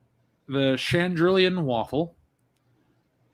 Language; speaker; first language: English; native; English